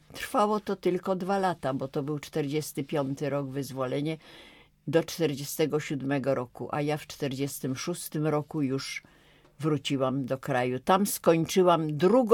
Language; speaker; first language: Polish; native; Polish